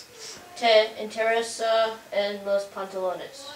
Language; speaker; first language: Spanish; non-native, learner; English